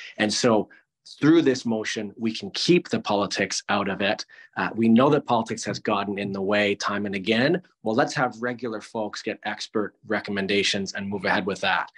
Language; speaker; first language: English; native; English